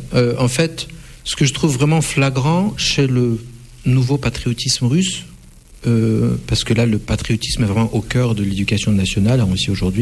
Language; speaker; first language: French; non-native, fluent; Russian